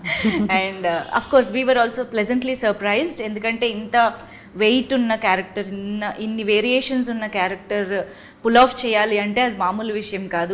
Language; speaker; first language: Telugu; native; Telugu